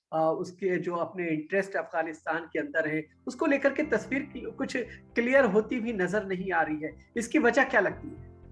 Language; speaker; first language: Hindi; native; Hindi